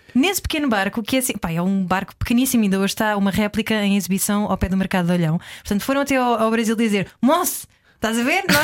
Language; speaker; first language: Portuguese; native; Portuguese